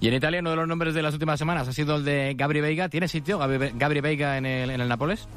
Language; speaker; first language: Spanish; native; Spanish